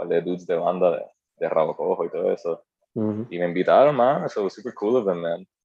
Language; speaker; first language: Spanish; native; Spanish